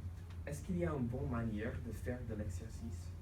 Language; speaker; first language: French; non-native, fluent; English